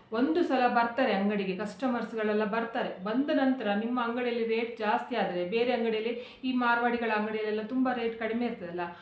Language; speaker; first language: Kannada; native; Kannada